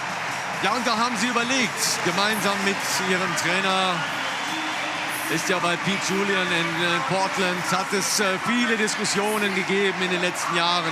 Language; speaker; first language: German; native; German